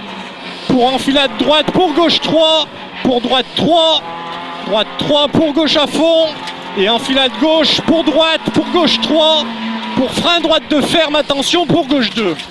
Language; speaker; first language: French; native; French